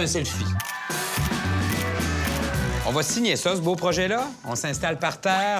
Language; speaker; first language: French; native; French